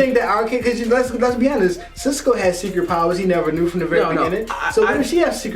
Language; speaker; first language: English; native; English